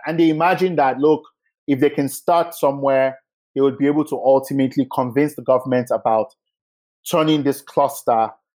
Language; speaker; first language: English; non-native, local second language; Yoruba